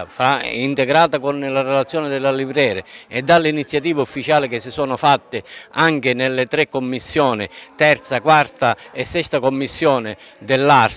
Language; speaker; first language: Italian; native; Italian